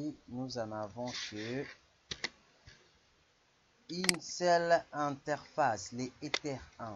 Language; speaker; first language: French; non-native, local second language; Lingala